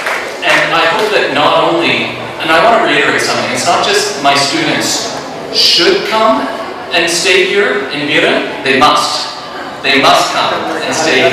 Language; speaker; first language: English; non-native, fluent; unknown